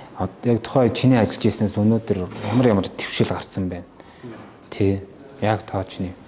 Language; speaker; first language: Mongolian; non-native, local second language; Kazakh